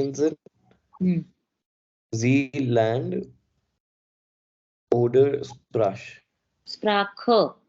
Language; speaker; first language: German; non-native, learner; Hindi